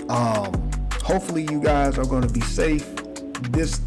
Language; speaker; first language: English; native; English